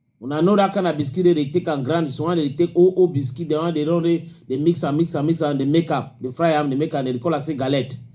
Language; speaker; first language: Nigerian Pidgin; native; Nigerian Pidgin